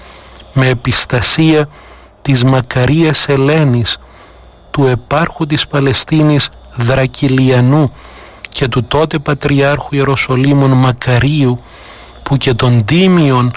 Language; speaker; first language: Greek; native; Greek